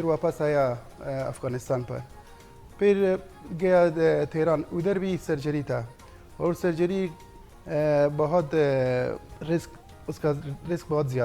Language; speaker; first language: Hindi; non-native, learner; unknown